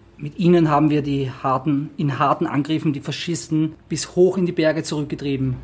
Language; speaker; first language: German; native; German